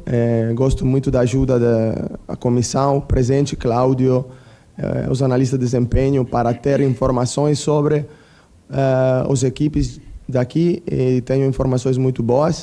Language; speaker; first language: Portuguese; non-native, fluent; Italian